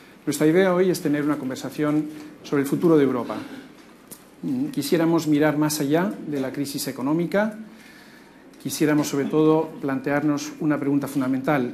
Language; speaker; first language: Spanish; native; Spanish